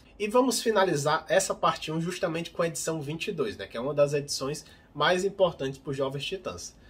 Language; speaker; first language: Portuguese; native; Portuguese